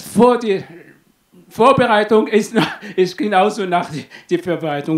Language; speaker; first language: German; non-native, fluent; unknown